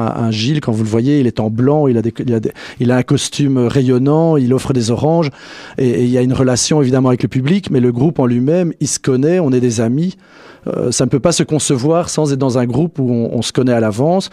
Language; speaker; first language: French; native; French